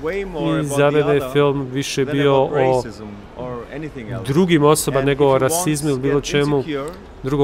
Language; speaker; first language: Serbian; early bilingual, heritage; Albanian